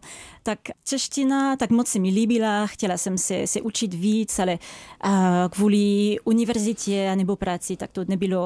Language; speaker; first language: Czech; non-native, fluent; French